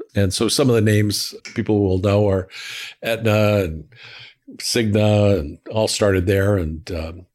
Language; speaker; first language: English; native; English